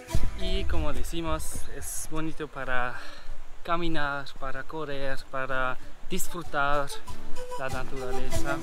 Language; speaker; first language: Spanish; non-native, learner; German